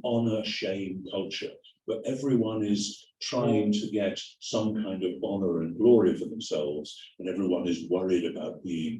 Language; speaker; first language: English; native; English